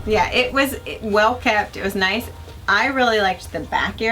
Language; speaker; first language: English; native; English